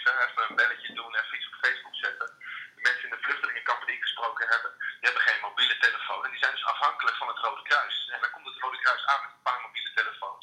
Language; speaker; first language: Dutch; native; Dutch